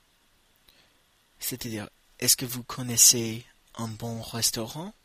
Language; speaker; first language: French; non-native, fluent; English